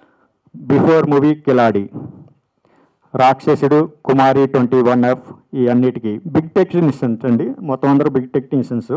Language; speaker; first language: Telugu; native; Telugu